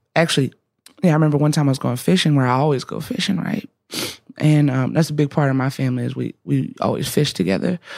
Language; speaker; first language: English; native; English